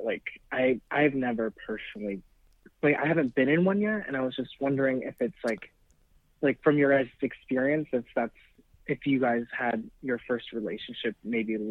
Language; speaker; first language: English; native; English